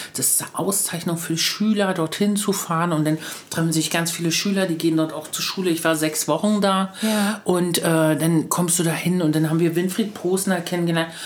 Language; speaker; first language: German; native; German